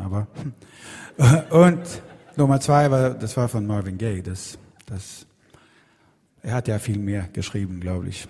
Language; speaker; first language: German; non-native, learner; Swedish